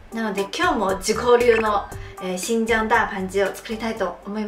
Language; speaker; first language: Japanese; non-native, fluent; Chinese